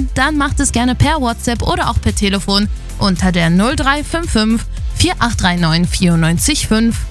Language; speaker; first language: German; native; German